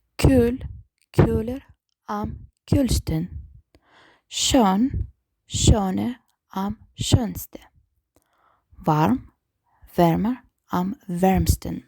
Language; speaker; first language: German; non-native, fluent; Ukrainian